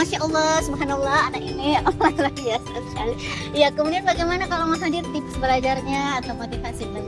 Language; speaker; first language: Indonesian; native; Indonesian